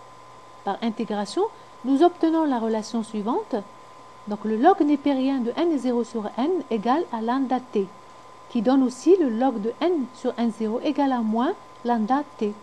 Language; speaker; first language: French; non-native, local second language; Arabic